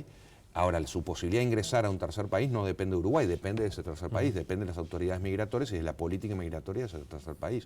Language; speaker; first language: Spanish; native; Spanish